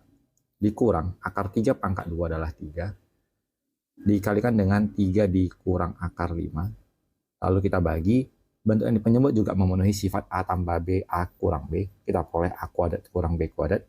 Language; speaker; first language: Indonesian; native; Indonesian